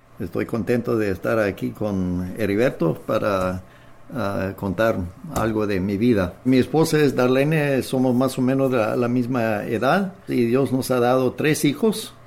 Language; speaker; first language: Spanish; non-native, fluent; English